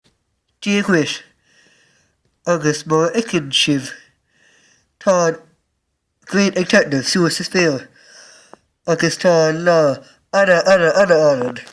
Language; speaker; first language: Irish; non-native, learner; English